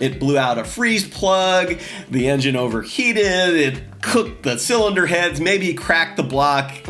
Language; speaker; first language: English; native; English